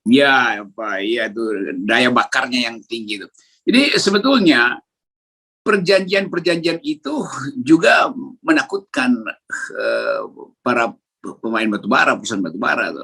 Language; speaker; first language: Indonesian; native; Indonesian